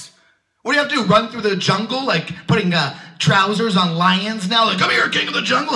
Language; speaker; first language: English; native; English